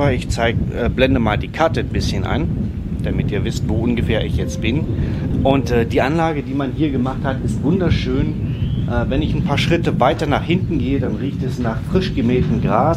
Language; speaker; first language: German; native; German